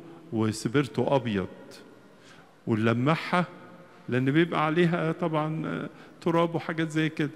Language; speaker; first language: Arabic; native; Arabic